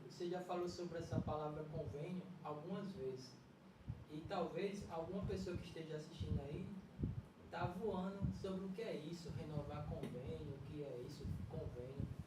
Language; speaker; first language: Portuguese; native; Portuguese